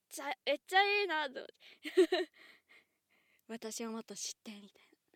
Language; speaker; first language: Japanese; native; Japanese